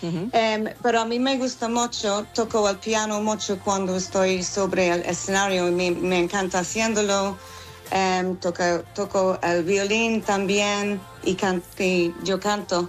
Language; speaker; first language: Spanish; non-native, fluent; English